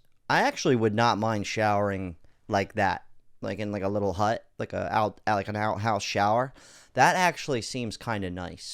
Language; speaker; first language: English; native; English